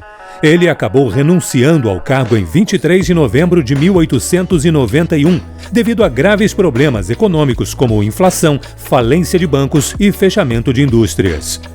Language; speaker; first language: Portuguese; native; Portuguese